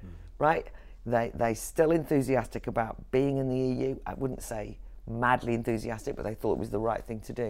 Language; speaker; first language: English; native; English